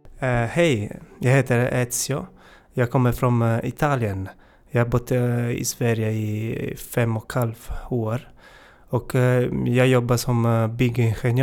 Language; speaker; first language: Swedish; non-native, learner; Italian